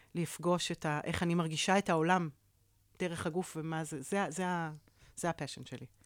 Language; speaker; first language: Hebrew; native; Hebrew